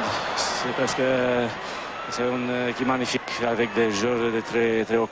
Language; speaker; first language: French; non-native, fluent; Romanian